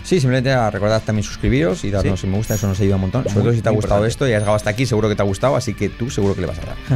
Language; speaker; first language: Spanish; native; Spanish